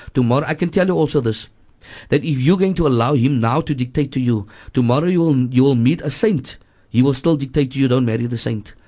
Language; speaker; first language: English; native; English